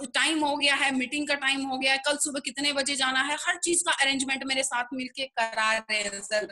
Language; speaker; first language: Hindi; native; Hindi